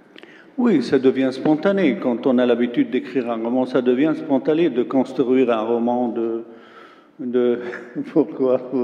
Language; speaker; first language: French; non-native, local second language; Arabic